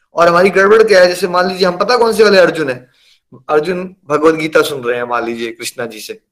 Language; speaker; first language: Hindi; native; Hindi